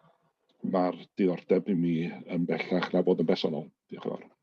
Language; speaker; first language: Welsh; native; Welsh